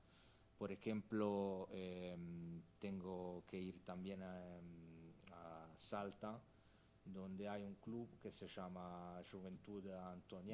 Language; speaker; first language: Spanish; non-native, fluent; Italian